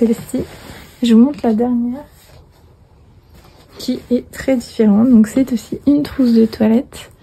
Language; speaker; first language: French; native; French